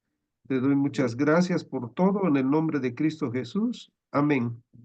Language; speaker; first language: Spanish; native; Spanish